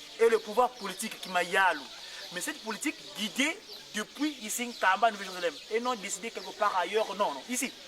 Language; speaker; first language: French; non-native, local second language; Kongo